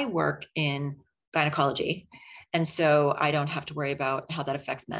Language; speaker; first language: English; native; English